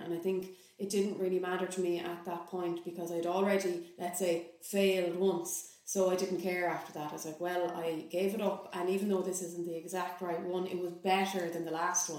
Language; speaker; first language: English; native; English